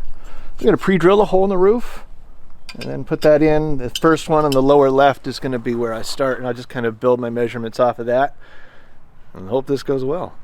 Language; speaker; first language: English; native; English